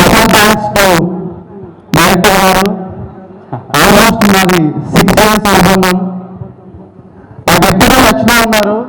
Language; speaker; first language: Telugu; native; Telugu